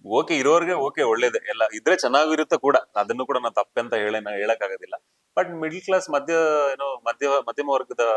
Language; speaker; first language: Kannada; native; Kannada